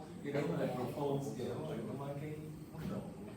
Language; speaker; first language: Vietnamese; native; Vietnamese